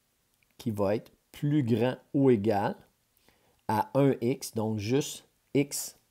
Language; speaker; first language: French; native; French